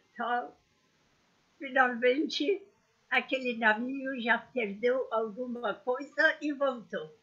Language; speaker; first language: Portuguese; non-native, learner; Persian